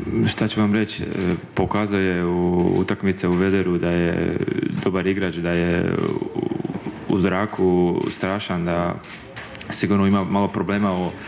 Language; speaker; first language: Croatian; early bilingual, heritage; Croatian